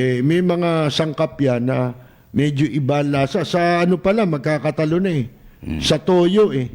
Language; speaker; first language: Filipino; native; Filipino